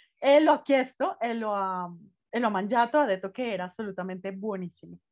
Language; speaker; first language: Italian; non-native, fluent; Spanish